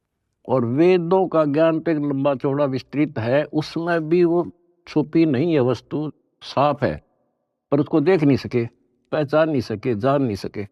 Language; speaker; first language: Hindi; native; Hindi